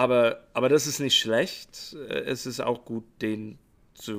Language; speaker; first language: German; non-native, fluent; English